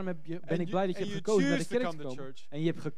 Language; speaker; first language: Dutch; native; Dutch